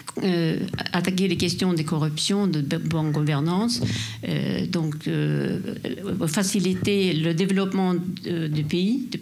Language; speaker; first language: French; non-native, fluent; Swedish